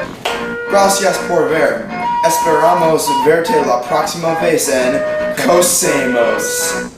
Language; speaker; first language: Spanish; non-native, learner; English